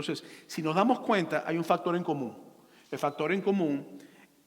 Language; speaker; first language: Spanish; native; Spanish